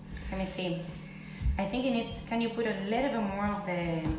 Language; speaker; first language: English; non-native, fluent; Spanish